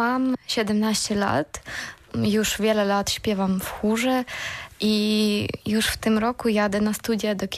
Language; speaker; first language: Polish; non-native, learner; Ukrainian